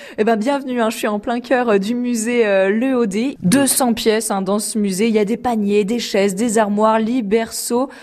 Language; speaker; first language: French; native; French